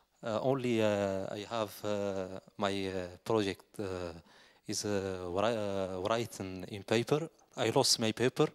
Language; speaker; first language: English; non-native, learner; Arabic